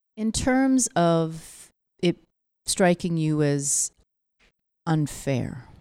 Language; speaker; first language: English; native; English